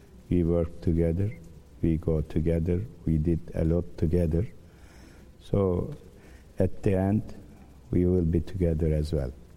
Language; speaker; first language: English; non-native, learner; Turkish